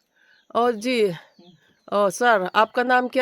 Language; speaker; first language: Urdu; non-native, local second language; Mizo